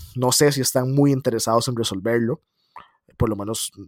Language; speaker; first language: Spanish; native; Spanish